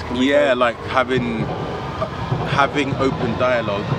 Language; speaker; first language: English; native; English